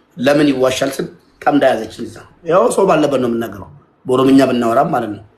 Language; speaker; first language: Amharic; non-native, local second language; Oromo